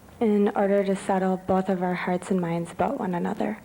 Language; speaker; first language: English; native; English